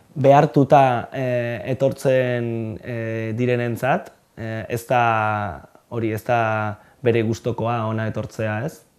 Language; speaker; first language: Basque; non-native, fluent; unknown